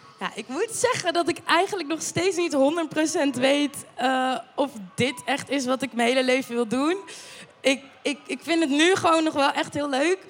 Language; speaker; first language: Dutch; native; Dutch